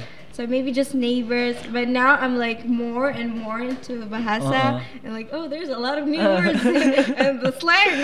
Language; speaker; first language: English; non-native, fluent; Arabic